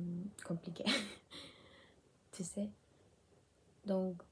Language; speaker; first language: French; non-native, learner; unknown